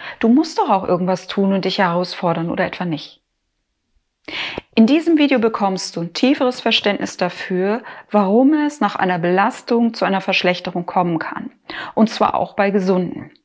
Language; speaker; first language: German; native; German